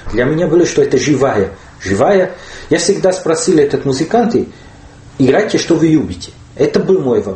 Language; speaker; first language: Russian; non-native, learner; Hungarian